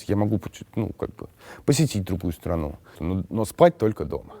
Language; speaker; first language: Russian; native; Russian